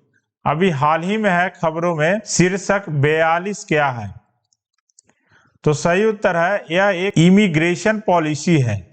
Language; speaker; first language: Hindi; native; Hindi